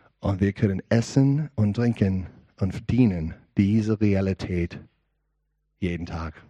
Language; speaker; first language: German; non-native, learner; English